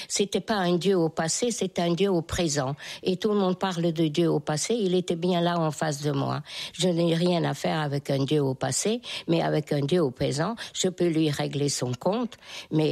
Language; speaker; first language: French; non-native, fluent; Hungarian